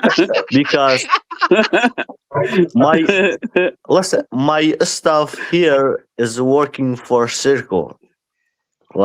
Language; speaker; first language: English; non-native, learner; Persian